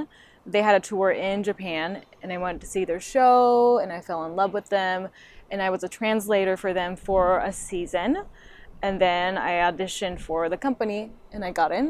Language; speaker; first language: English; non-native, fluent; Japanese